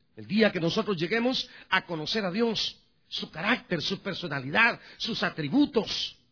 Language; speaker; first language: Spanish; native; Spanish